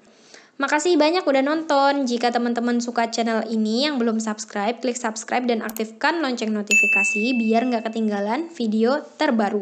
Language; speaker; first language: Indonesian; native; Indonesian